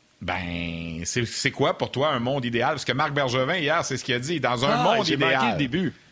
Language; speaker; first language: French; native; French